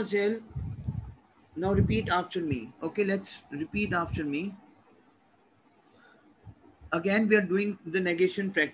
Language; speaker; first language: English; non-native, local second language; Hindi